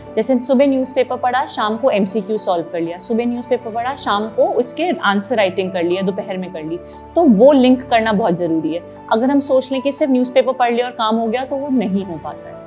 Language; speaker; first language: Hindi; native; Hindi